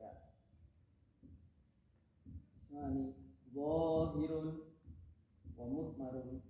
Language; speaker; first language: Arabic; non-native, fluent; Indonesian